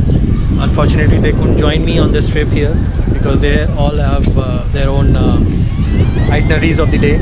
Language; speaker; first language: English; non-native, local second language; Hindi